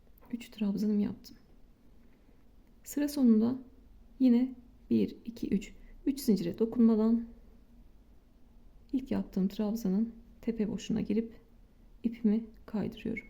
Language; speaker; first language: Turkish; native; Turkish